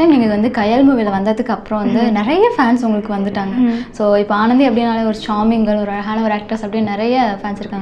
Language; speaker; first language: Tamil; native; Tamil